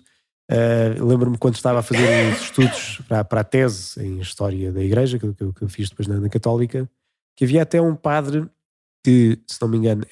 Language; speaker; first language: Portuguese; native; Portuguese